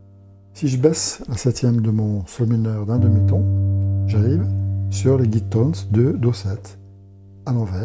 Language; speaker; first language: French; native; French